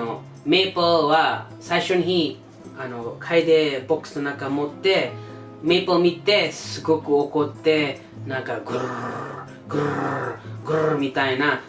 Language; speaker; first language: Japanese; non-native, learner; English